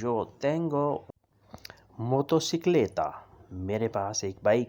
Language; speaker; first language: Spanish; non-native, learner; Urdu